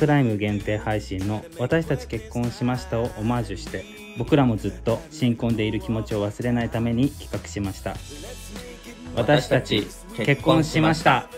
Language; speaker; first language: Japanese; native; Japanese